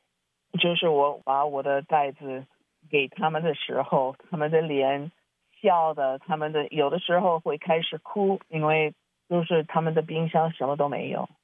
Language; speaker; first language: Chinese; early bilingual, heritage; Chinese